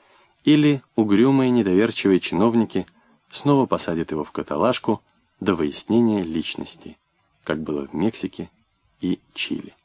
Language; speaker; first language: Russian; native; Russian